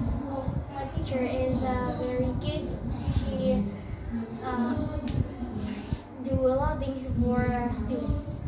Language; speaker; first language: English; non-native, learner; Vietnamese